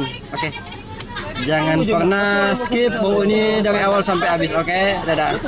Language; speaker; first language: Indonesian; non-native, local second language; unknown